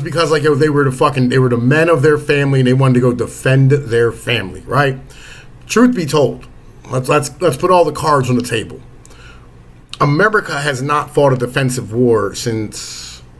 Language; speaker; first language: English; native; English